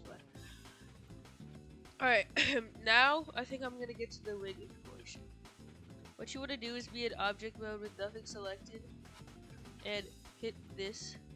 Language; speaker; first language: English; native; English